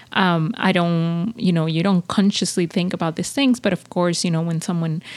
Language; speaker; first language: English; non-native, fluent; Spanish